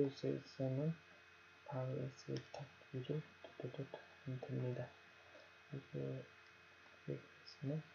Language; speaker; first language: Korean; non-native, learner; Nepali